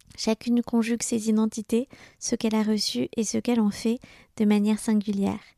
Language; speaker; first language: French; native; French